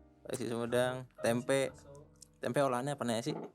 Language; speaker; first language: Indonesian; native; Indonesian